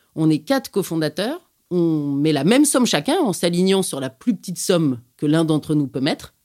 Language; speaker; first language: French; native; French